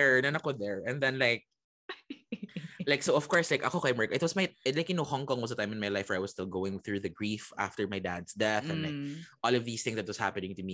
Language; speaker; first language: English; non-native, local second language; Cebuano